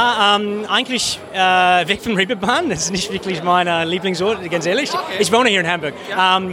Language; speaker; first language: German; non-native, fluent; English